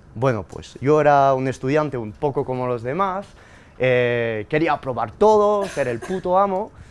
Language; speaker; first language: Spanish; early bilingual, heritage; French